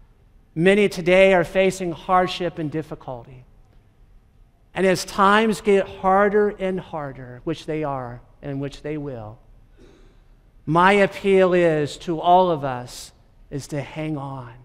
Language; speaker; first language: English; native; English